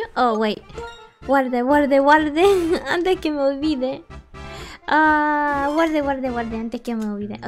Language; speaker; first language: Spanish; early bilingual, heritage; English